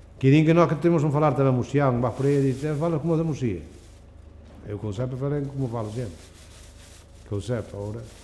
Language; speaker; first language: Galician; native; Galician